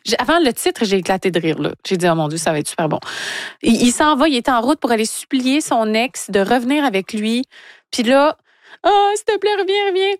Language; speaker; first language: French; native; French